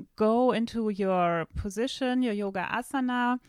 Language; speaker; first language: English; non-native, fluent; German